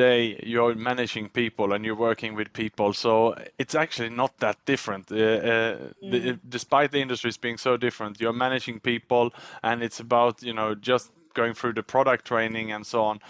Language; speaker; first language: English; non-native, fluent; Swedish